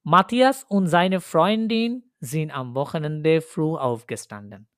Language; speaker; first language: German; non-native, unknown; Bangla